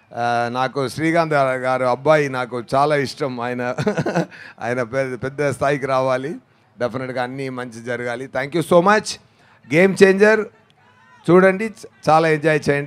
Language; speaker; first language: Telugu; non-native, learner; Tamil